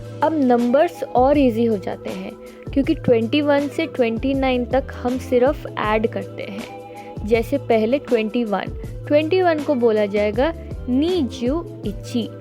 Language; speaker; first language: Hindi; native; Hindi